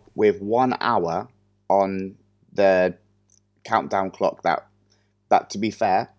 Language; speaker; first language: English; native; English